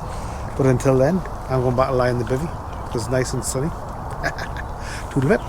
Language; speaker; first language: English; native; English